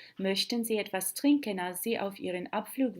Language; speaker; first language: German; non-native, fluent; English